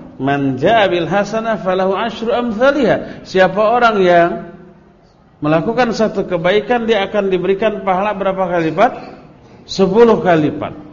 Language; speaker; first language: Indonesian; non-native, local second language; Sundanese